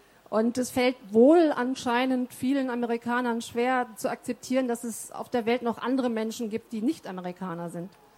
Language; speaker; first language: German; native; German